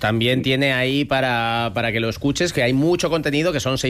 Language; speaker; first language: Spanish; native; Spanish